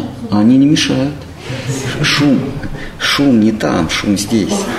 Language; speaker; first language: Russian; native; Russian